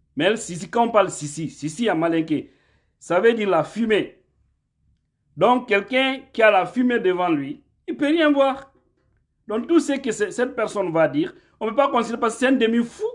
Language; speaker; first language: French; non-native, local second language; Fula